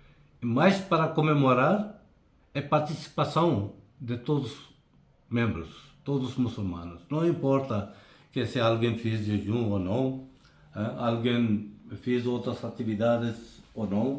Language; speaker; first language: Portuguese; non-native, fluent; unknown